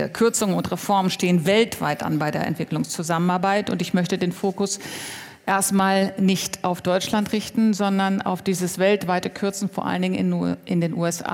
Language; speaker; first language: German; native; German